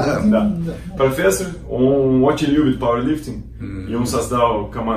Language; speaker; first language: Russian; non-native, learner; Portuguese